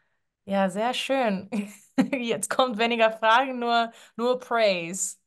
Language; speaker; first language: German; non-native, fluent; Spanish